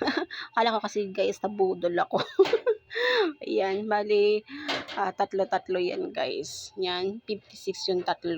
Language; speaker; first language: Filipino; native; Filipino